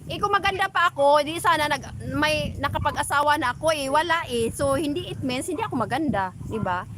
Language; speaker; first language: Filipino; non-native, local second language; Hiligaynon